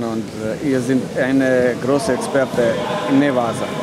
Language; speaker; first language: German; non-native, learner; Russian